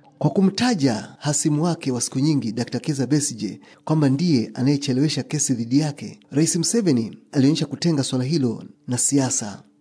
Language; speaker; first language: Swahili; non-native, local second language; Ganda